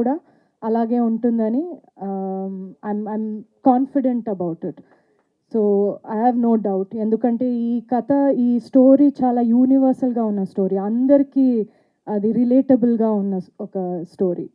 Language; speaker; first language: Telugu; non-native, fluent; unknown